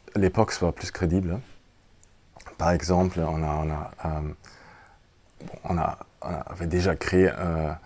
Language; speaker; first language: French; non-native, fluent; German